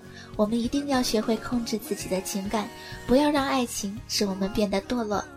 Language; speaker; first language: Chinese; native; Chinese